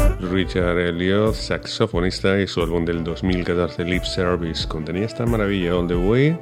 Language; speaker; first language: Spanish; native; Spanish